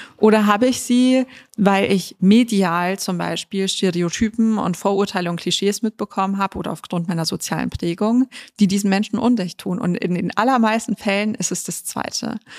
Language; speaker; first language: German; native; German